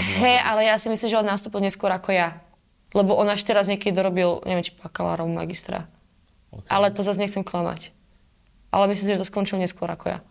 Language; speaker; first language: Slovak; native; Slovak